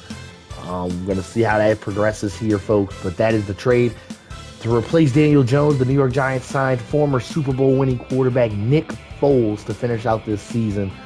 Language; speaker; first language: English; native; English